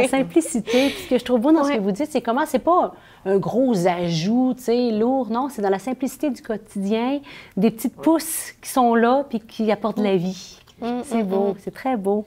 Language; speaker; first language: French; native; French